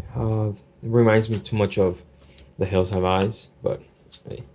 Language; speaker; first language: English; native; English